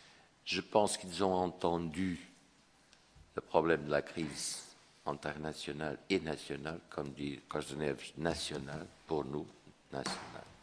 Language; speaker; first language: French; non-native, fluent; Portuguese